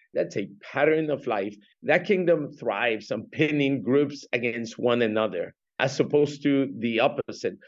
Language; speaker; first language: English; non-native, fluent; Spanish